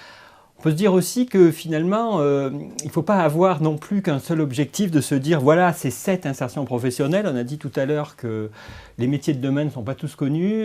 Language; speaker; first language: French; native; French